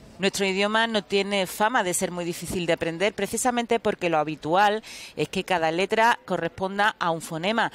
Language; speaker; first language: Spanish; native; Spanish